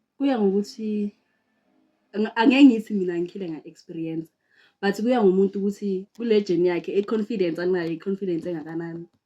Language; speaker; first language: Zulu; non-native, local second language; Xhosa